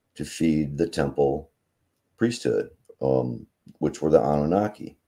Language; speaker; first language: English; native; English